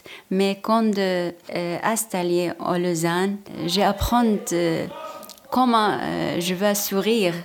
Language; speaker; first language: French; non-native, learner; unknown